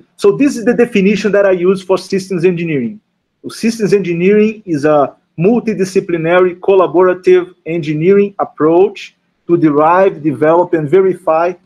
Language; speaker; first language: English; non-native, fluent; Portuguese